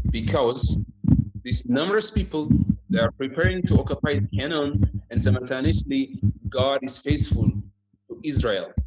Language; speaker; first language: English; non-native, local second language; Amharic